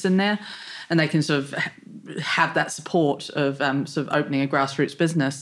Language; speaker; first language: English; native; English